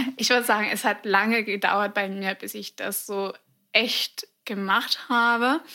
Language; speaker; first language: German; non-native, fluent; French